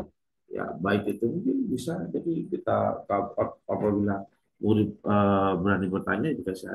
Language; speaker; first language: Indonesian; native; Indonesian